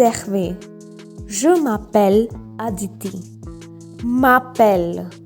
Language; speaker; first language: French; non-native, fluent; Hindi